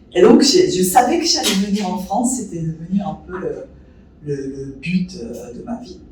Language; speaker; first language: French; non-native, fluent; Japanese